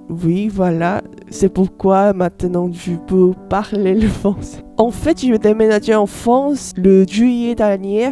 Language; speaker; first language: French; non-native, learner; Korean